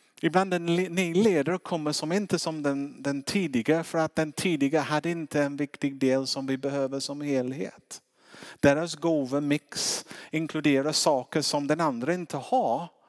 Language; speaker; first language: Swedish; non-native, fluent; English